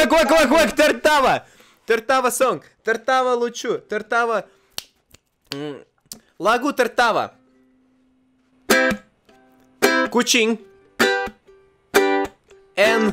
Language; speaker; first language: Indonesian; non-native, learner; Russian